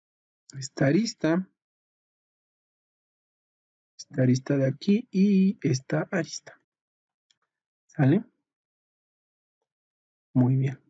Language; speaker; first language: Spanish; native; Spanish